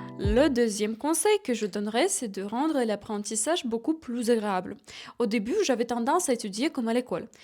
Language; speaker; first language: French; non-native, fluent; Ukrainian